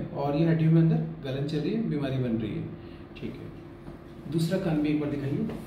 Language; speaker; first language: Hindi; native; Hindi